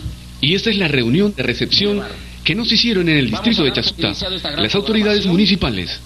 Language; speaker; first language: Spanish; native; Spanish